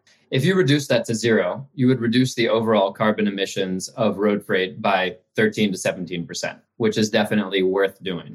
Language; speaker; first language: English; native; English